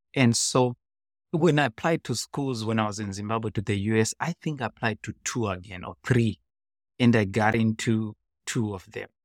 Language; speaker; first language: English; non-native, local second language; Shona